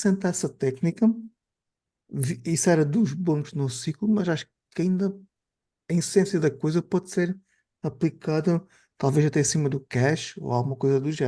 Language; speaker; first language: Portuguese; native; Portuguese